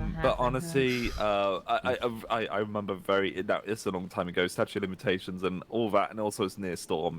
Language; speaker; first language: English; native; English